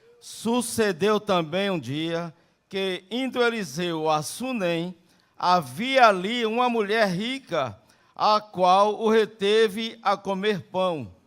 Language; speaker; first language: Portuguese; native; Portuguese